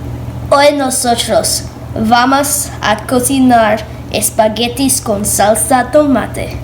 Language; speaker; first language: Spanish; non-native, learner; English